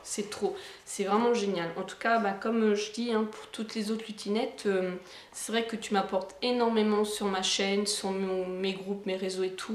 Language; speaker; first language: French; native; French